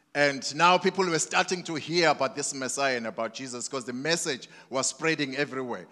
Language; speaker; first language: English; non-native, local second language; Zulu